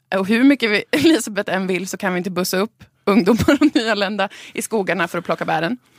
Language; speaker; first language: Swedish; native; Swedish